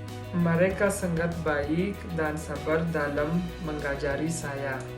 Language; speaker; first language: Indonesian; non-native, learner; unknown